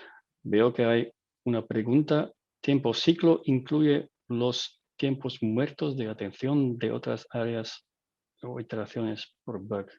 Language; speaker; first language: Spanish; non-native, fluent; Dutch